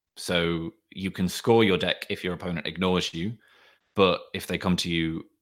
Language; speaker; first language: English; native; English